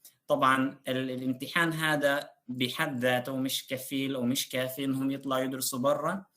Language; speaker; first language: Arabic; native; Arabic